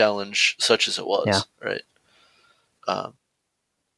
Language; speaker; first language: English; native; English